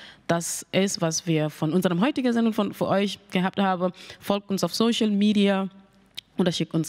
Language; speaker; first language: German; non-native, learner; Mandingo